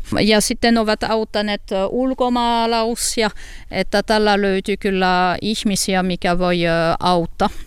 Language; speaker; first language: Finnish; non-native, learner; French